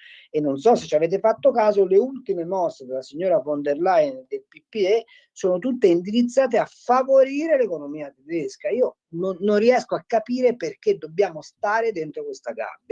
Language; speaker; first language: Italian; native; Italian